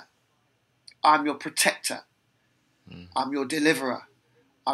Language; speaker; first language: English; native; English